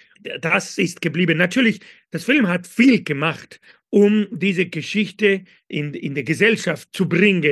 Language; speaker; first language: German; non-native, fluent; Spanish